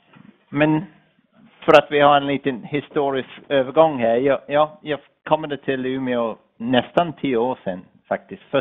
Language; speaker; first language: Swedish; non-native, fluent; English